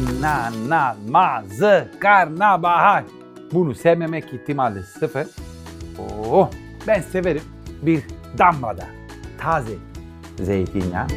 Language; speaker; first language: Turkish; non-native, fluent; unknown